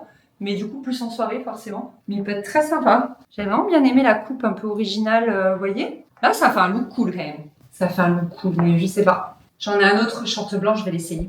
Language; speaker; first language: French; native; French